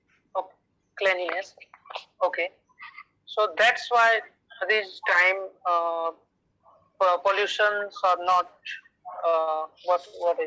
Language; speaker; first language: English; non-native, learner; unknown